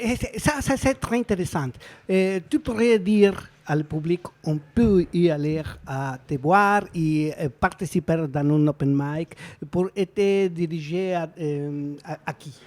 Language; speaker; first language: French; non-native, learner; Spanish